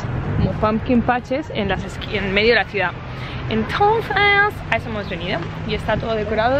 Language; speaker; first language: Spanish; native; Spanish